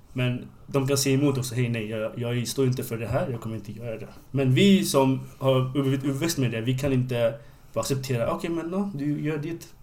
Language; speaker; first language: Swedish; non-native, fluent; Bangla